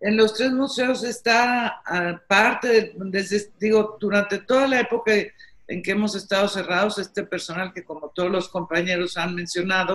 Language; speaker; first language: Spanish; native; Spanish